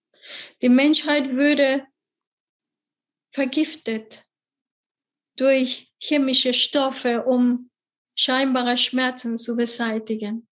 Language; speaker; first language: German; non-native, fluent; Spanish